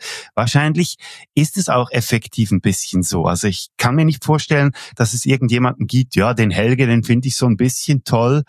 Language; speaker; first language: German; native; German